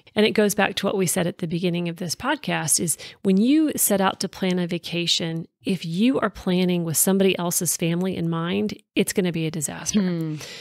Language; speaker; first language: English; native; English